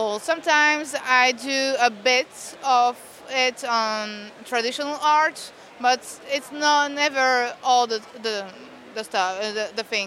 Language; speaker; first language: English; non-native, fluent; French